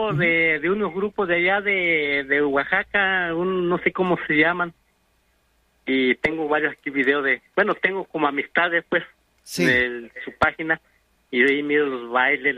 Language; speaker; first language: Spanish; non-native, local second language; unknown